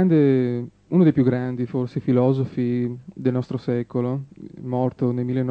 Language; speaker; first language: Italian; native; Italian